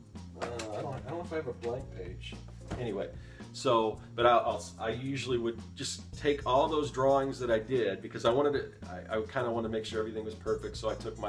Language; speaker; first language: English; native; English